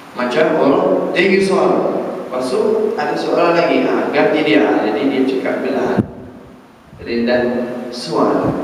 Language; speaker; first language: Malay; non-native, fluent; Arabic